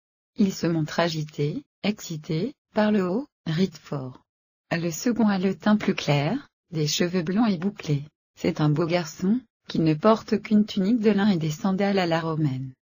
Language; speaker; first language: French; native; French